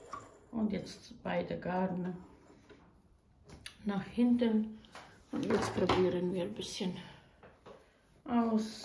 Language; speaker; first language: German; non-native, fluent; Croatian